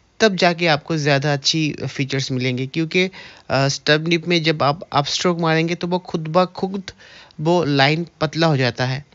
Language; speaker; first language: Hindi; native; Hindi